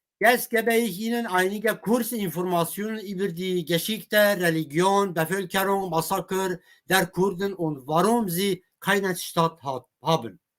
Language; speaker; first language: German; non-native, fluent; Kurdish